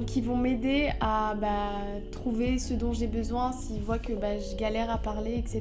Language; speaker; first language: French; native; French